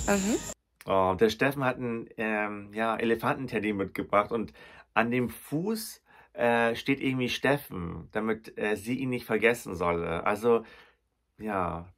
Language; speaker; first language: German; native; German